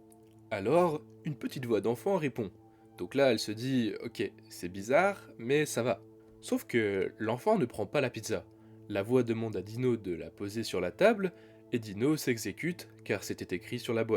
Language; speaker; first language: French; native; French